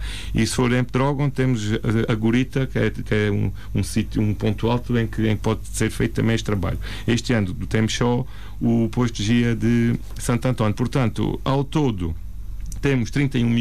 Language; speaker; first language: Portuguese; native; Portuguese